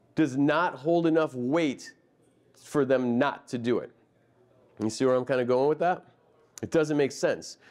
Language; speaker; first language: English; native; English